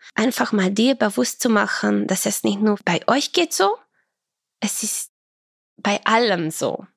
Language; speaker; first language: German; non-native, fluent; Croatian